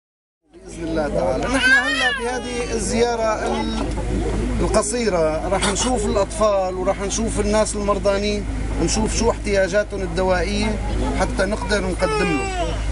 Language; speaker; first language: Arabic; native; Arabic